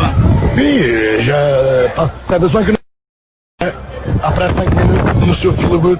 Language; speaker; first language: French; non-native, learner; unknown